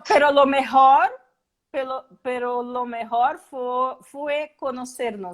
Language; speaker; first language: Spanish; non-native, learner; Portuguese